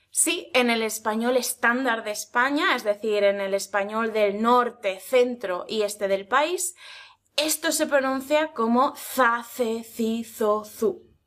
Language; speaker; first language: Spanish; native; Spanish